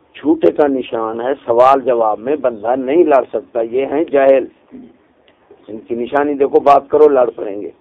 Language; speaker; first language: Urdu; non-native, local second language; Punjabi